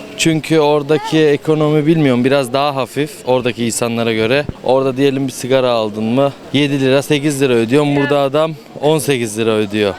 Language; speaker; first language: Turkish; early bilingual, other home language; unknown